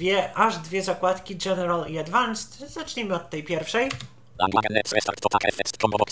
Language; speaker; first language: Polish; native; Polish